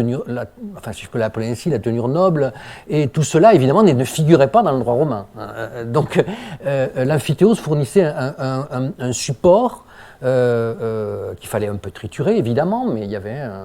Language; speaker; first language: French; native; French